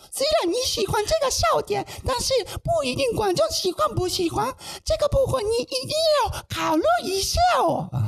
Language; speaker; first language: Chinese; non-native, fluent; Japanese